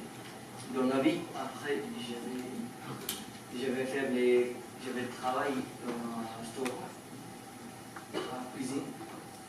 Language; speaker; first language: French; non-native, learner; Hindi